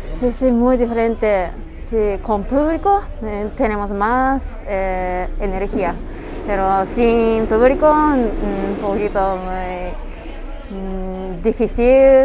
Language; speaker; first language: Spanish; non-native, learner; Japanese